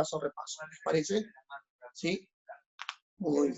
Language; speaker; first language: Spanish; native; Spanish